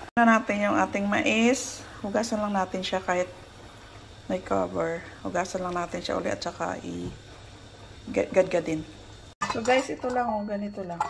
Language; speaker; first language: Filipino; non-native, local second language; Hiligaynon